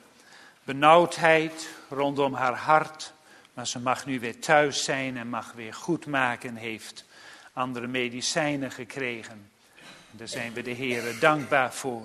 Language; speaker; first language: Dutch; native; Dutch